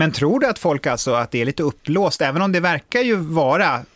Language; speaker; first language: Swedish; native; Swedish